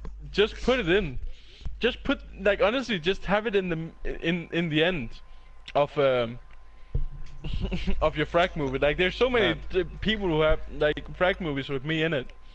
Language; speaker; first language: English; non-native, fluent; Danish